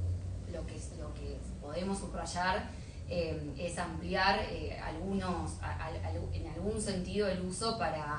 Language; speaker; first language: Spanish; native; Spanish